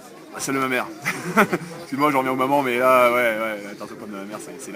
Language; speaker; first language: French; native; French